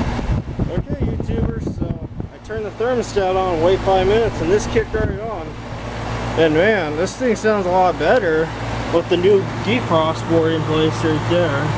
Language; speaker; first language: English; native; English